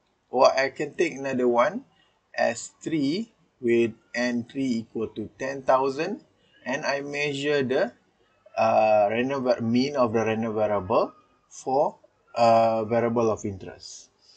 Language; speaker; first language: English; non-native, local second language; Malay